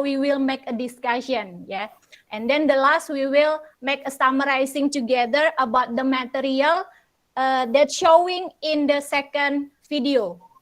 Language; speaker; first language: English; non-native, local second language; Indonesian